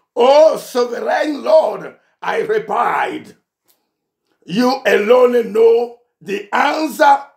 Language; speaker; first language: English; non-native, fluent; Ewe